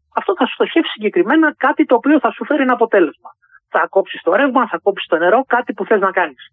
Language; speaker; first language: Greek; native; Greek